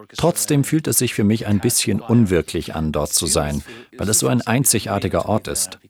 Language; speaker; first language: German; non-native, fluent; Spanish